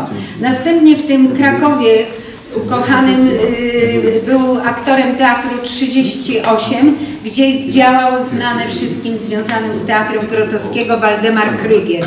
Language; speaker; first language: Polish; native; Polish